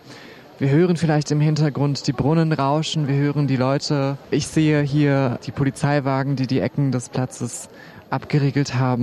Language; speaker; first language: German; native; German